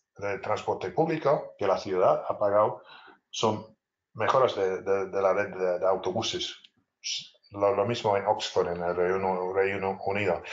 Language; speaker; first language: Spanish; non-native, fluent; English